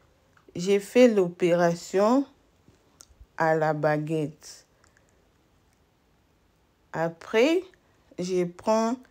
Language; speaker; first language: French; non-native, local second language; Lingala